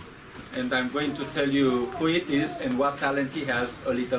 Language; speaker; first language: English; non-native, fluent; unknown